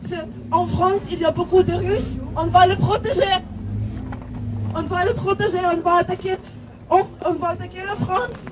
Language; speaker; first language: French; non-native, learner; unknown